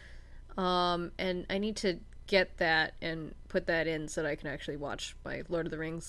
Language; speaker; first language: English; native; English